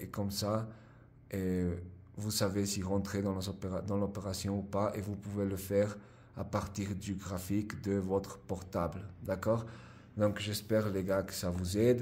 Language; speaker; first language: French; non-native, fluent; Spanish